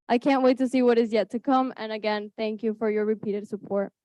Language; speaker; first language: English; early bilingual, other home language; Spanish